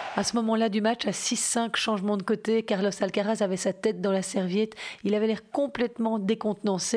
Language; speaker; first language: French; native; French